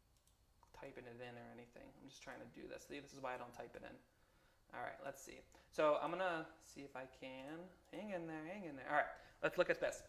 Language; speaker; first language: English; native; English